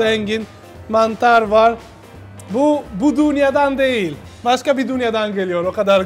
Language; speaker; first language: Turkish; non-native, learner; Italian